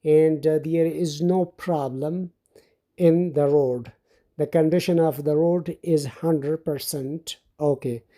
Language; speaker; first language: English; non-native, local second language; Urdu